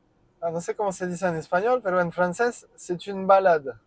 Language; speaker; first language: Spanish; non-native, learner; French